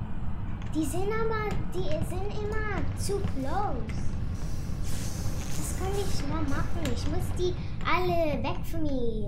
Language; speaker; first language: German; non-native, learner; English